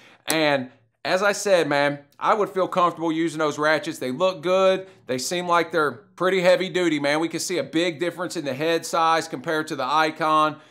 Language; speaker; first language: English; native; English